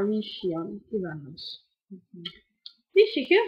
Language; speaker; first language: Finnish; non-native, learner; Estonian